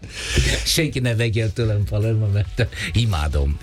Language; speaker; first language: Hungarian; non-native, learner; Italian